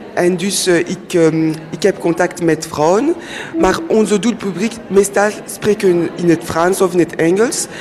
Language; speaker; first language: Dutch; non-native, local second language; French